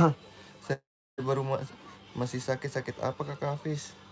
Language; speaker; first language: Indonesian; native; Indonesian